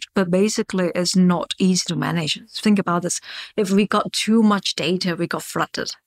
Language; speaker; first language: English; non-native, local second language; Cantonese